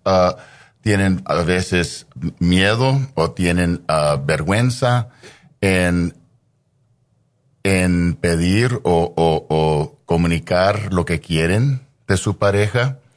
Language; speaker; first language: Spanish; early bilingual, heritage; Spanish